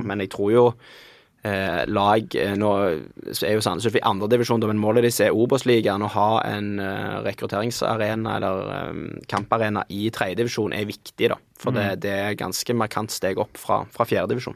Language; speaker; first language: Norwegian; native; Norwegian